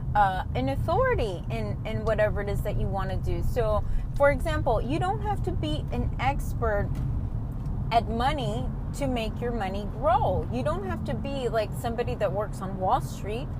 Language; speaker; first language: English; early bilingual, other home language; Spanish